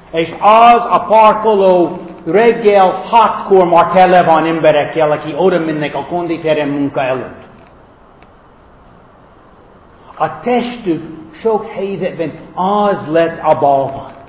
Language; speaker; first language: Hungarian; non-native, fluent; English